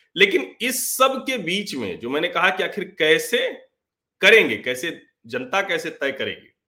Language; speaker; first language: Hindi; native; Hindi